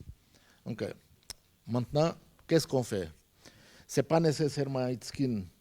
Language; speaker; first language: French; non-native, fluent; Portuguese